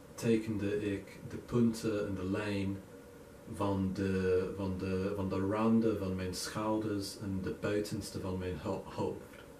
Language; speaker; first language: Dutch; non-native, learner; English